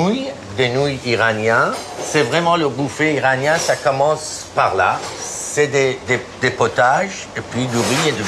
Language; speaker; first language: French; non-native, fluent; Persian